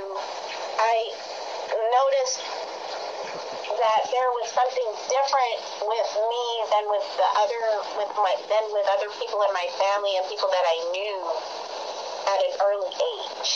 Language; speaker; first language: English; native; English